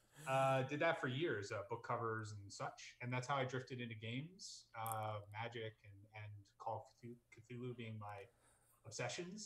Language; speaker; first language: English; native; English